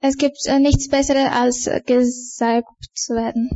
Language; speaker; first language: German; non-native, fluent; Bulgarian